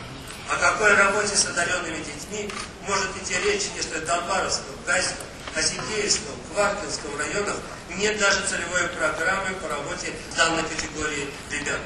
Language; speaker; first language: Russian; native; Russian